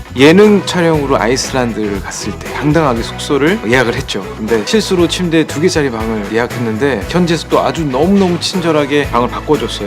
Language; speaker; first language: Korean; native; Korean